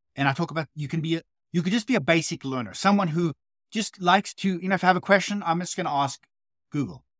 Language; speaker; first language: English; native; English